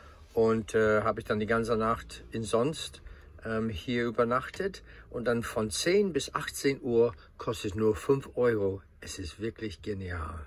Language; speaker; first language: German; non-native, fluent; English